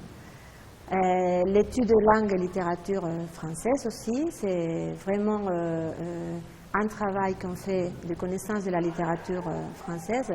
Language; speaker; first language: French; non-native, fluent; Spanish